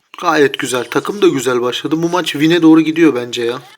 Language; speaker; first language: Turkish; native; Turkish